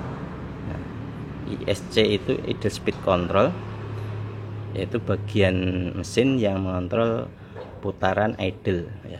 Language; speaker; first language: Indonesian; native; Indonesian